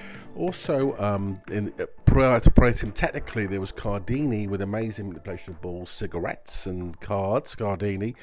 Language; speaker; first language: English; native; English